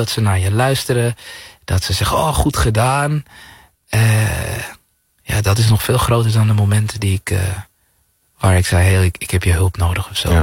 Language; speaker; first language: Dutch; native; Dutch